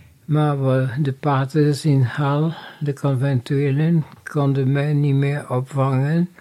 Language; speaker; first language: Dutch; non-native, fluent; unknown